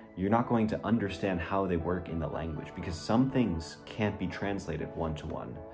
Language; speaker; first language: English; native; English